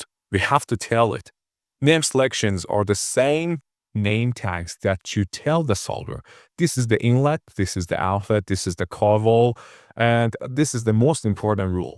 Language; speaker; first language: English; non-native, fluent; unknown